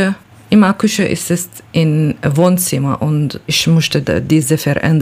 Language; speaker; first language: German; non-native, learner; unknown